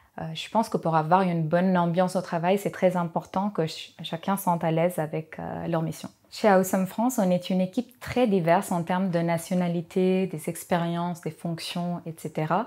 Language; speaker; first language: French; non-native, fluent; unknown